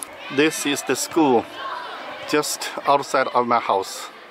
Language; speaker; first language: English; non-native, fluent; Chinese